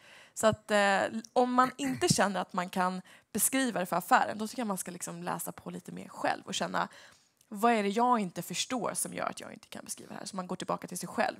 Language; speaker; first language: Swedish; native; Swedish